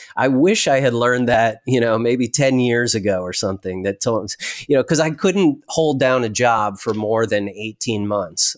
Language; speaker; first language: English; native; English